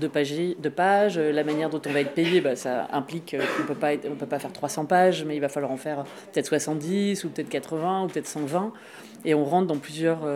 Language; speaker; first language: French; native; French